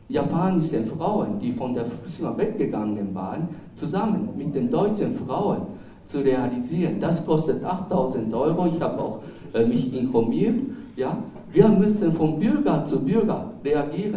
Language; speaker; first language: German; non-native, fluent; Japanese